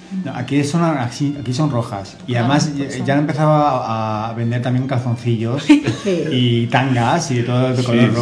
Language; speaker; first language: Spanish; native; Spanish